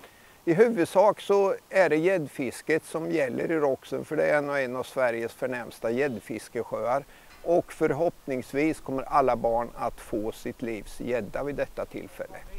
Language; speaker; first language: Swedish; native; Swedish